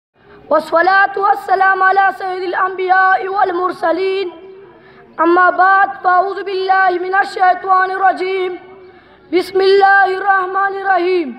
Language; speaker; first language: Arabic; non-native, learner; Urdu